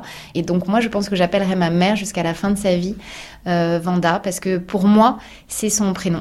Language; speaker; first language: French; native; French